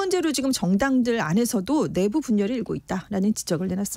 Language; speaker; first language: Korean; native; Korean